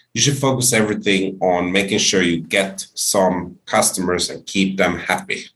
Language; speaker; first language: English; non-native, fluent; Finnish